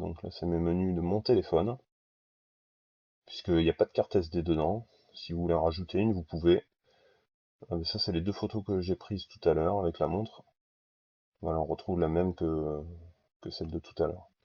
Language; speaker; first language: French; native; French